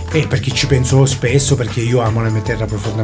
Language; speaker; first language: Italian; native; Italian